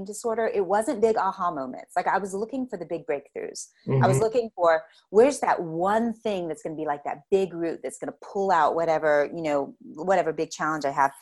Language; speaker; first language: English; native; English